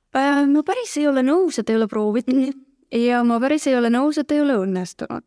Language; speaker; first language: Estonian; non-native, local second language; Russian